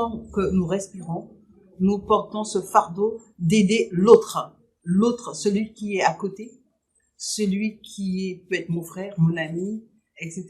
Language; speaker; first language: French; native; French